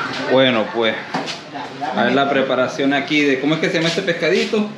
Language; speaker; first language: Spanish; early bilingual, heritage; Spanish